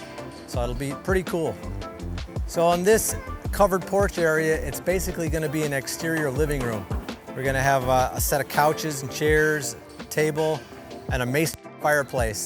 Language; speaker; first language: English; native; English